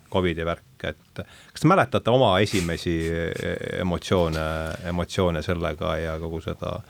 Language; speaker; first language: Estonian; native; Estonian